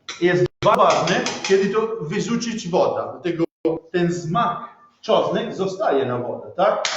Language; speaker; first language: Polish; non-native, learner; Italian